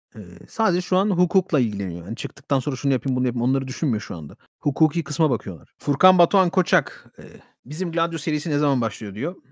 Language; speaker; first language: Turkish; early bilingual, heritage; Turkish